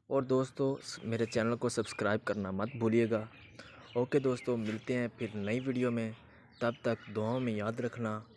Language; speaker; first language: Urdu; non-native, local second language; Punjabi